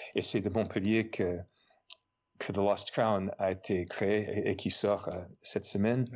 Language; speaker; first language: French; non-native, fluent; English